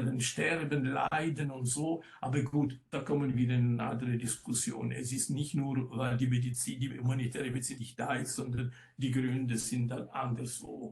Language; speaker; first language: German; non-native, local second language; Italian